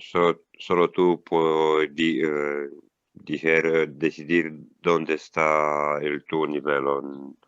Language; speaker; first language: Spanish; non-native, learner; Italian